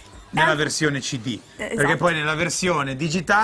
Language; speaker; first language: Italian; native; Italian